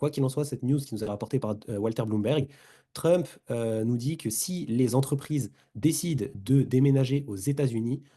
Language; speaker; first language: French; native; French